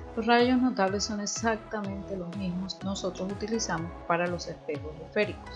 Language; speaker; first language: Spanish; native; Spanish